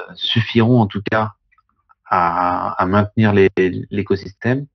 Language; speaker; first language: French; native; French